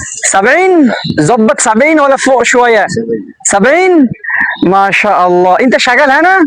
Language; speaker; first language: Arabic; non-native, learner; Bangla